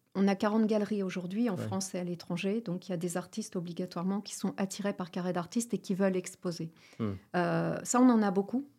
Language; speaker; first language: French; native; French